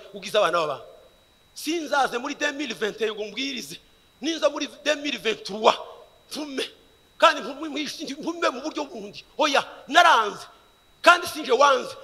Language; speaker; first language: Kinyarwanda; early bilingual, heritage; Kinyarwanda